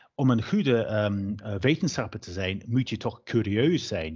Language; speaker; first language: Dutch; non-native, fluent; English